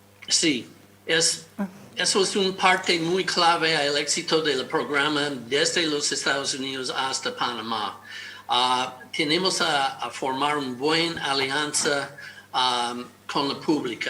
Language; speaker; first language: Spanish; non-native, fluent; English